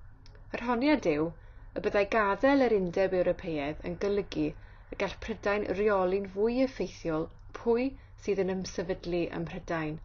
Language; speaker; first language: Welsh; native; Welsh